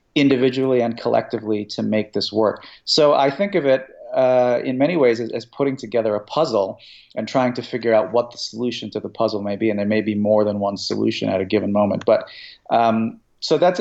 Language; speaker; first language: English; native; English